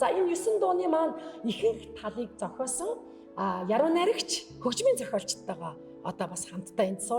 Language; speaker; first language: Mongolian; native; Mongolian